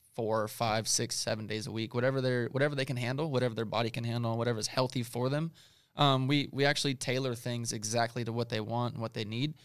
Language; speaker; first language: English; native; English